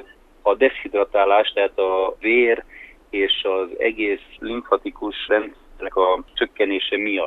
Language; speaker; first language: Hungarian; native; Hungarian